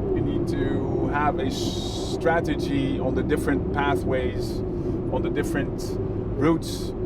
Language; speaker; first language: English; non-native, fluent; Dutch